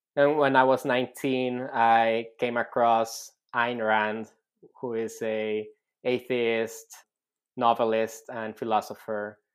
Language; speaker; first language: English; non-native, fluent; Spanish